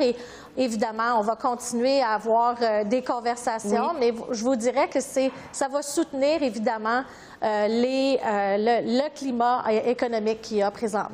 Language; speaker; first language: French; native; French